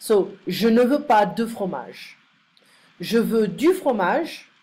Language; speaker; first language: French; non-native, fluent; English